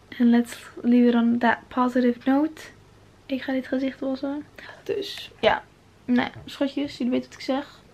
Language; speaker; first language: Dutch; early bilingual, other home language; Arabic